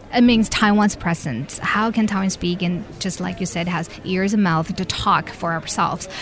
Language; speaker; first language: English; non-native, fluent; Chinese